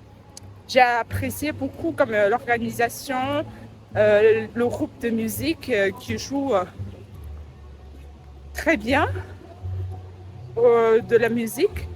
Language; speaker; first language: French; non-native, learner; Vietnamese